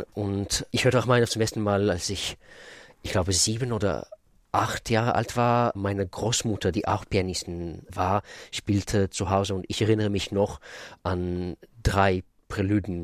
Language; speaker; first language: German; non-native, fluent; Russian